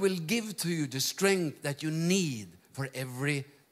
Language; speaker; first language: English; non-native, fluent; Norwegian